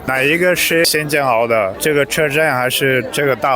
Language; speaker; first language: Chinese; non-native, fluent; Portuguese